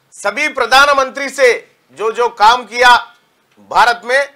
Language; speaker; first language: Hindi; non-native, local second language; Telugu